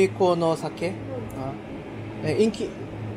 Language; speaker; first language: Japanese; non-native, learner; Korean